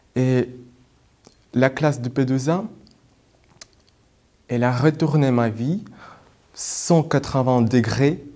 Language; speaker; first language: French; non-native, learner; Russian